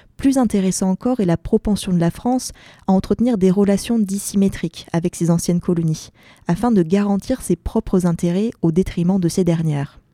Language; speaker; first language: French; native; French